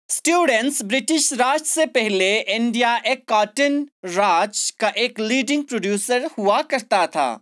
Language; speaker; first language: Hindi; non-native, local second language; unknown